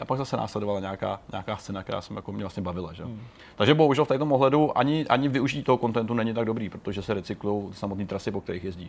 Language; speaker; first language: Czech; native; Czech